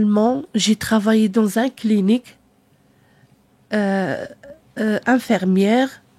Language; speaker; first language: French; non-native, learner; Arabic